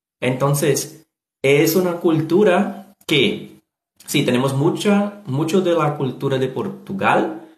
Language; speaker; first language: Spanish; non-native, learner; Portuguese